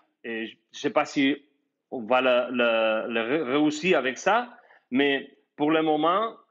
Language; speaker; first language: French; non-native, fluent; Spanish